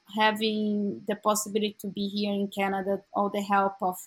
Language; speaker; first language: English; non-native, learner; Portuguese